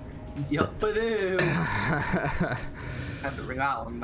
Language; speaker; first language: English; native; English